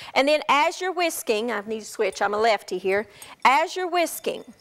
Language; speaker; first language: English; native; English